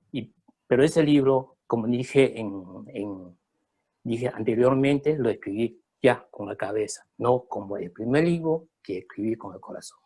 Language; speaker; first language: Spanish; early bilingual, other home language; Chinese